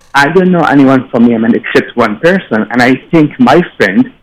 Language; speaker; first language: English; non-native, fluent; Arabic